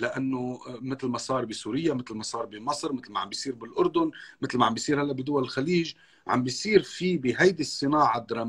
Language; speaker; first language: Arabic; native; Arabic